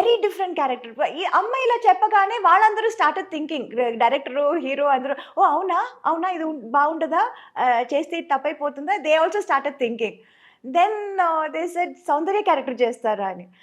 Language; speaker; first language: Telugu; non-native, local second language; Tamil